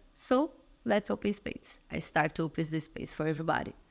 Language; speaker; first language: English; non-native, learner; Portuguese